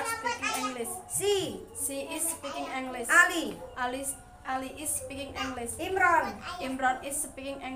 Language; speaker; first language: English; non-native, learner; Indonesian